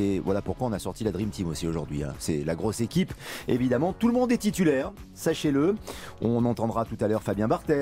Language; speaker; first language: French; native; French